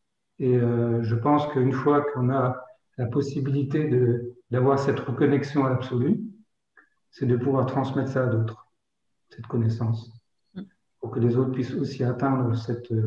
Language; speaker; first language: French; native; French